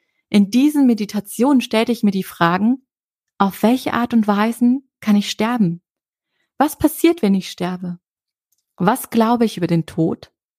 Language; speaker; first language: German; native; German